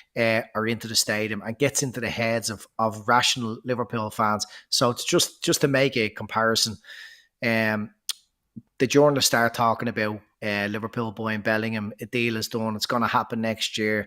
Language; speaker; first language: English; native; English